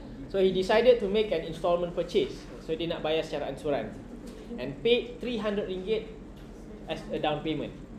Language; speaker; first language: English; non-native, local second language; Malay